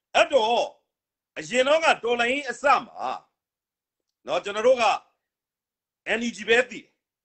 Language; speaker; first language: Burmese; native; Burmese